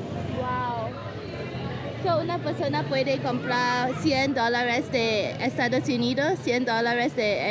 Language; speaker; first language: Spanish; non-native, learner; English